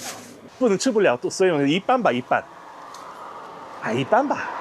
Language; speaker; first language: Chinese; non-native, learner; Korean